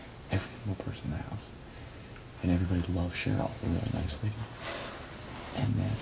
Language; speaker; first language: English; native; English